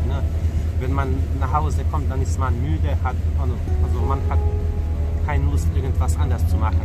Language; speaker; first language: German; non-native, fluent; Serbian